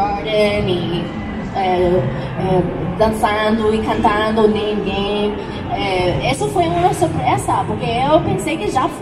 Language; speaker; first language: Portuguese; non-native, learner; English